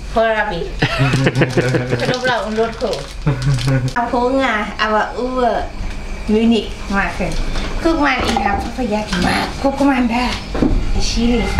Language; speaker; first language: German; non-native, learner; Thai